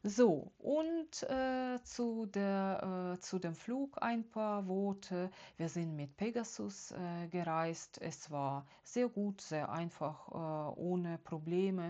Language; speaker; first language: German; non-native, fluent; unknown